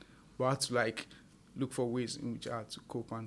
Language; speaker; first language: English; non-native, local second language; Yoruba